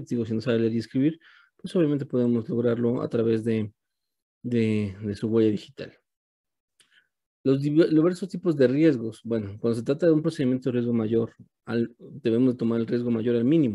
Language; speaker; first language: Spanish; native; Spanish